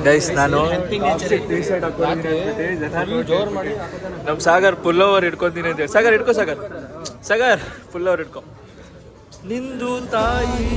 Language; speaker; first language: Kannada; native; Kannada